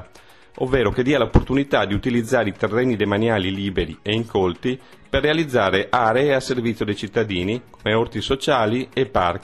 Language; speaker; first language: Italian; native; Italian